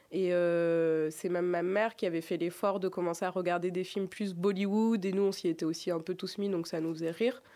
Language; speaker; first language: French; native; French